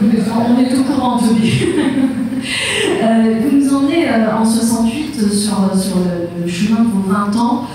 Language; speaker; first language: French; native; French